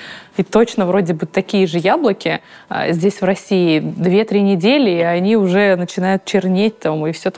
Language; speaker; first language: Russian; native; Russian